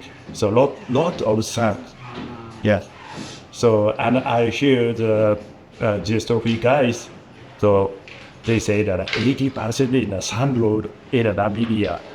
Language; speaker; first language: English; non-native, learner; Japanese